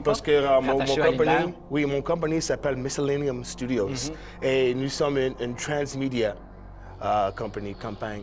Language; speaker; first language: French; non-native, local second language; English